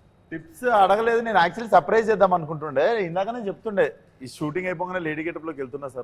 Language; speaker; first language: Telugu; native; Telugu